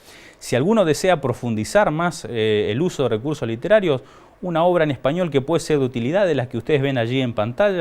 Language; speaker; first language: Spanish; native; Spanish